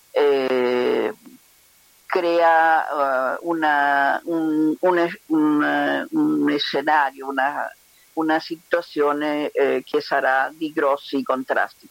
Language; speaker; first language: Italian; non-native, fluent; Spanish